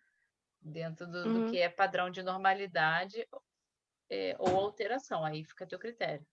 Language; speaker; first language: Portuguese; native; Portuguese